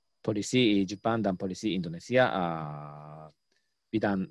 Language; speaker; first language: Indonesian; non-native, fluent; Japanese